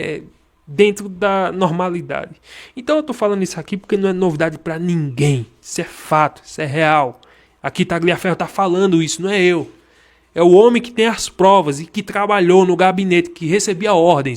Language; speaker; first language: Portuguese; native; Portuguese